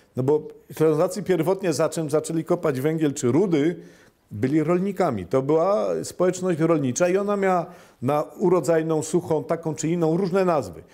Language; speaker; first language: Polish; native; Polish